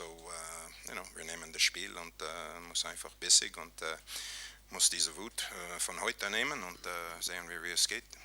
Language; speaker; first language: German; non-native, fluent; English